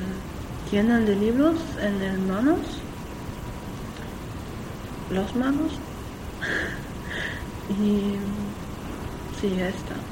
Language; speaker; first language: Spanish; non-native, learner; German